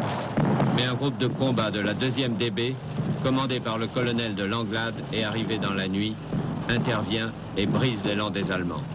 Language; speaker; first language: French; native; French